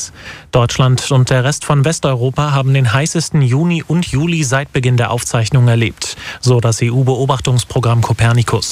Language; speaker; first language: German; native; German